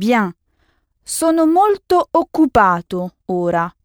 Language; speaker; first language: Italian; non-native, fluent; French